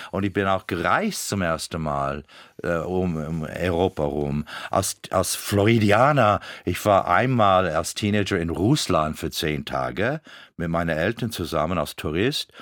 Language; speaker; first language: German; non-native, fluent; English